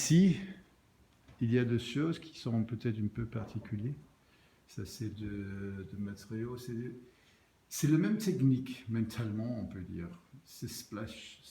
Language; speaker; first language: French; non-native, learner; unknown